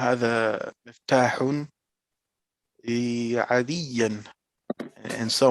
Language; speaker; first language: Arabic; non-native, learner; English